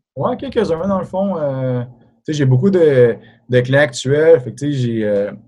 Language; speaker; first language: French; native; French